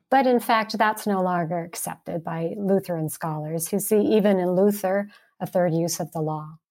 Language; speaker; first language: English; early bilingual, heritage; English